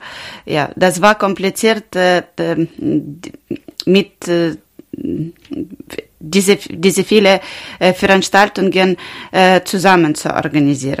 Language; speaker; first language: German; non-native, learner; Ukrainian